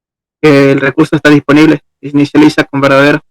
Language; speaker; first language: Spanish; native; Spanish